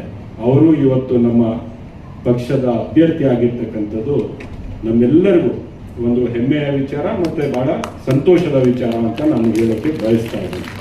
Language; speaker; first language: Kannada; native; Kannada